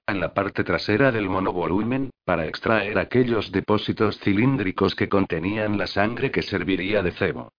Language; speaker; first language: Spanish; native; Spanish